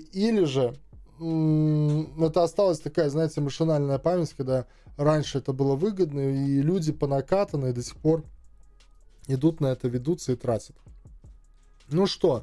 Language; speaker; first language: Russian; native; Russian